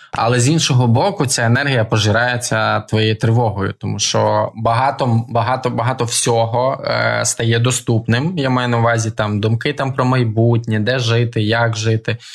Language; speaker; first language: Ukrainian; non-native, local second language; Russian